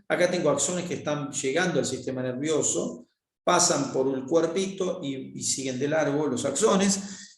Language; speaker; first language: Spanish; native; Spanish